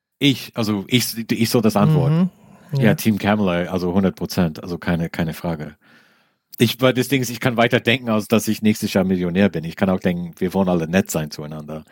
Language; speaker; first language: German; non-native, fluent; English